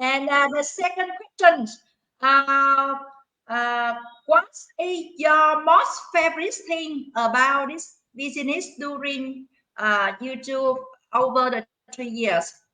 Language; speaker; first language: English; non-native, learner; Vietnamese